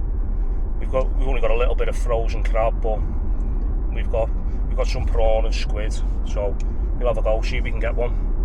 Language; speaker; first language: English; native; English